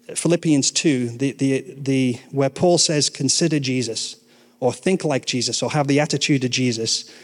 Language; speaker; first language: English; native; English